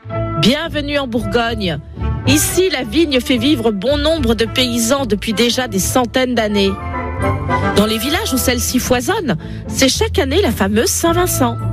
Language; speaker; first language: French; native; French